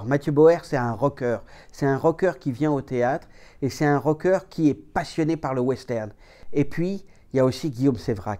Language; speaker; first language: French; native; French